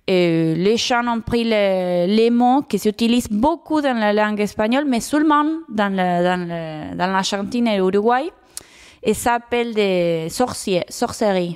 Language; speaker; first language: French; non-native, fluent; Spanish